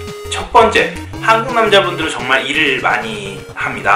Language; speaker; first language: Korean; native; Korean